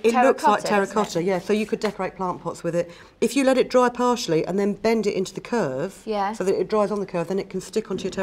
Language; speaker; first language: English; native; English